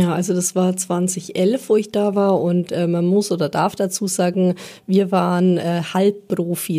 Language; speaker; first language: German; native; German